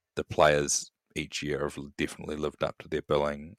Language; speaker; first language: English; native; English